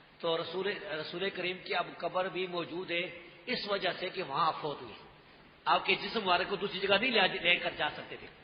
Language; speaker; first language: Urdu; non-native, local second language; Pashto